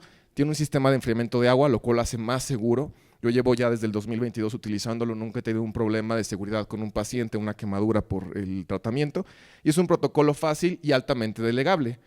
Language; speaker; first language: Spanish; native; Spanish